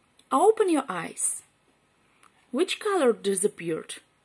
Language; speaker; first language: English; non-native, fluent; Ukrainian